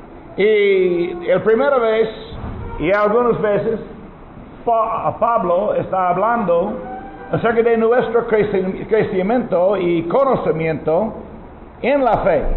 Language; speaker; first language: Spanish; non-native, learner; English